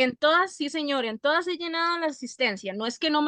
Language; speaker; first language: Spanish; native; Spanish